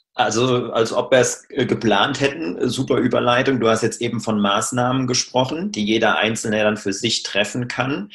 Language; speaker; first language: German; native; German